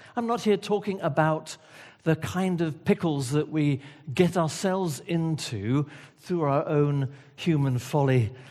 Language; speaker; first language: English; native; English